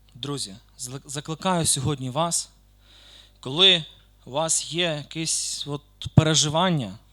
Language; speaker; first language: Ukrainian; native; Ukrainian